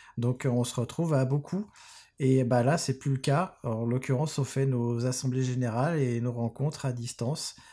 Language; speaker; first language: French; native; French